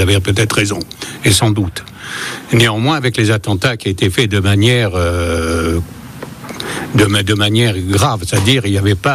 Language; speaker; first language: French; native; French